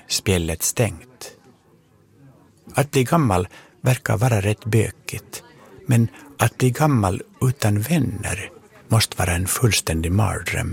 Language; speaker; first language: Swedish; native; Swedish